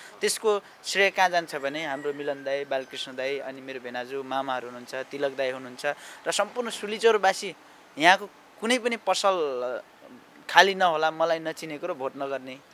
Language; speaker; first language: Nepali; non-native, local second language; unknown